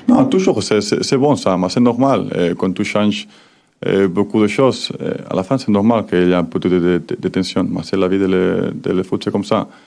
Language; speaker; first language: French; non-native, learner; Spanish